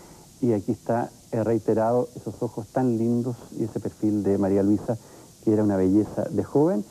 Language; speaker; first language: Spanish; native; Spanish